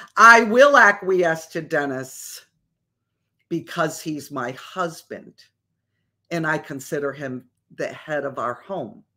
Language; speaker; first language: English; native; English